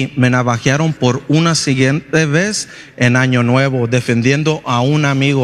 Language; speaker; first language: Spanish; early bilingual, heritage; Spanish